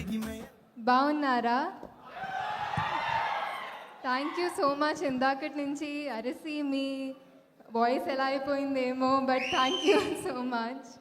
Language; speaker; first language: Telugu; non-native, fluent; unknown